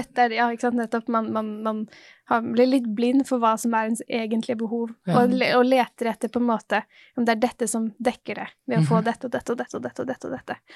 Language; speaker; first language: Norwegian; native; Norwegian